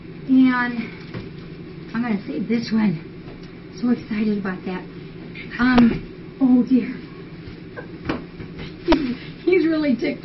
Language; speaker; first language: English; native; English